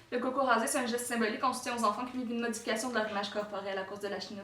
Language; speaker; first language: French; native; French